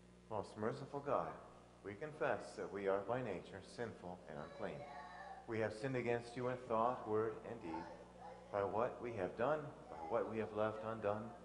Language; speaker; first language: English; native; English